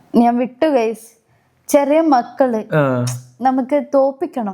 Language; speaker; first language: Malayalam; non-native, learner; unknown